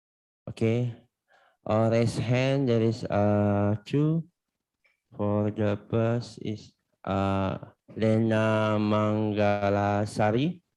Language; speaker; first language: English; non-native, learner; Indonesian